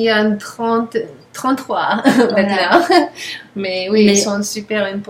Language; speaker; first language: French; non-native, learner; English